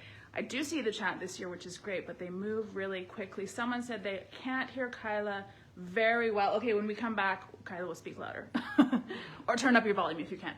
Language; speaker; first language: English; native; English